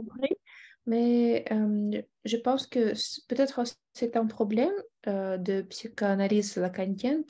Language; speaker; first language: French; non-native, fluent; Russian